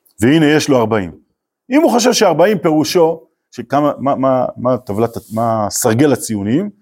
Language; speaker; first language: Hebrew; native; Hebrew